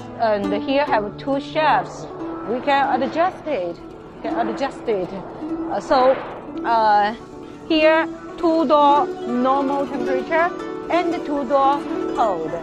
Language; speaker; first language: English; non-native, learner; Chinese